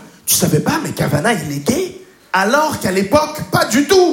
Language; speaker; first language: French; native; French